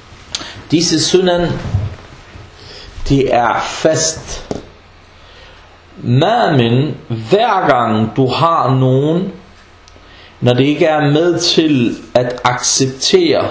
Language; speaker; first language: Danish; non-native, fluent; Arabic